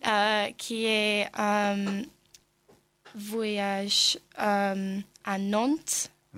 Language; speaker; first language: French; non-native, learner; English